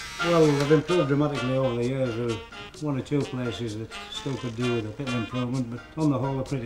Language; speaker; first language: English; native; English